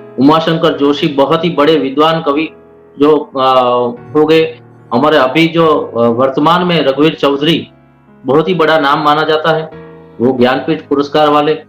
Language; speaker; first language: Hindi; non-native, local second language; Gujarati